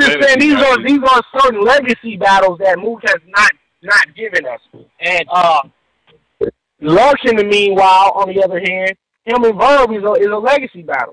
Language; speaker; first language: English; native; English